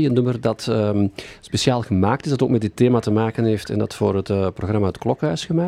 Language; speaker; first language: Dutch; native; Dutch